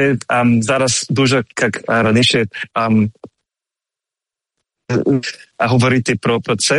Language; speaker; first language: Ukrainian; non-native, learner; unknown